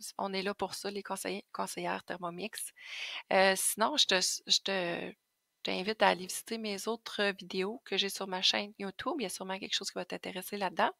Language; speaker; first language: French; native; French